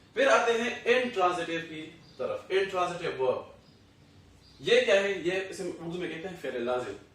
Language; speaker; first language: Urdu; non-native, local second language; Pashto